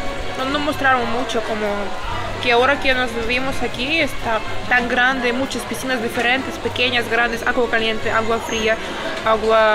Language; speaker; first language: Spanish; non-native, learner; Ukrainian